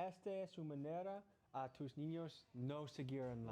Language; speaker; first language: Spanish; non-native, learner; English